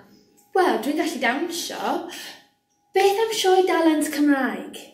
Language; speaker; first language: Welsh; non-native, local second language; English